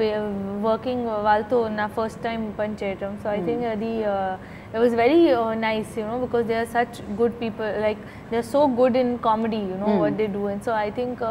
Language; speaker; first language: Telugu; non-native, learner; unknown